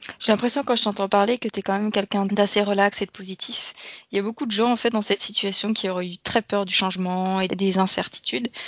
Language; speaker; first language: French; native; French